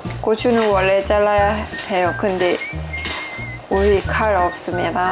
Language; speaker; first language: Korean; non-native, learner; Thai